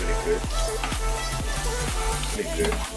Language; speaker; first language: English; non-native, learner; Haitian Creole